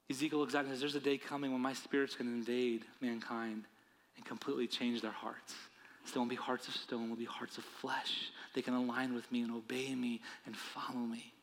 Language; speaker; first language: English; native; English